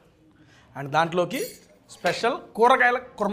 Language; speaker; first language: Telugu; native; Telugu